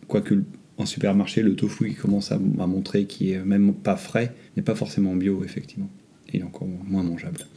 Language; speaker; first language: French; native; French